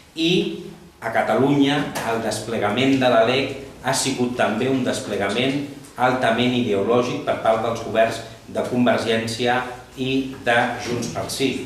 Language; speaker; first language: Catalan; non-native, local second language; Spanish